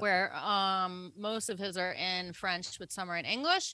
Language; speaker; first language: English; native; English